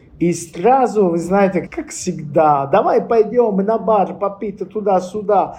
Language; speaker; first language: Russian; non-native, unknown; Italian